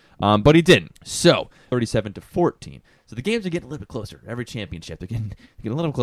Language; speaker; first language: English; native; English